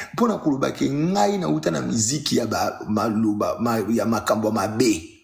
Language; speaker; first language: Lingala; non-native, local second language; Mongo